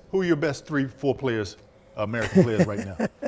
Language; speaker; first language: English; native; English